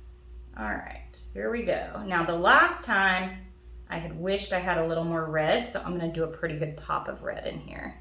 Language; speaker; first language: English; native; English